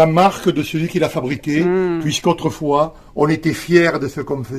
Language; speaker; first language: French; native; French